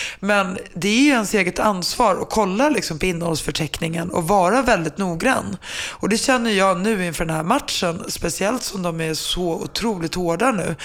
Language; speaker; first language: Swedish; early bilingual, other home language; Finnish